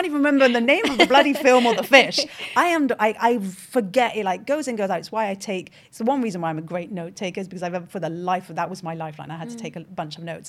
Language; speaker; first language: English; non-native, fluent; French